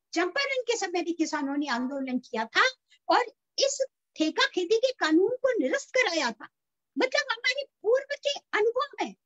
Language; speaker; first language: Hindi; native; Hindi